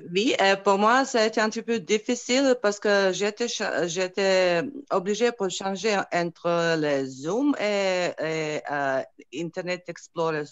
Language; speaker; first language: French; non-native, learner; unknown